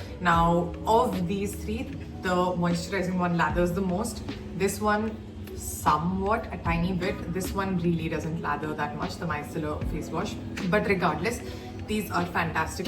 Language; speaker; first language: English; native; English